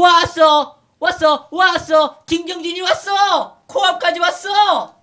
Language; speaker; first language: Korean; native; Korean